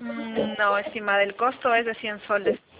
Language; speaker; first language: Spanish; native; Spanish